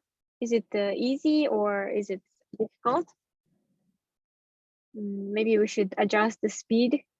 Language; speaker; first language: English; non-native, fluent; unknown